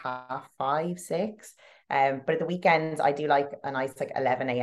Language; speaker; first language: English; native; English